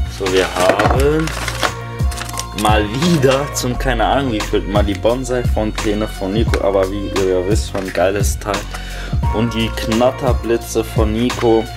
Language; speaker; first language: German; native; German